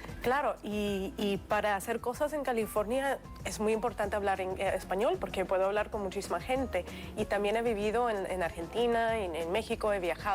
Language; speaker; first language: Spanish; non-native, fluent; Russian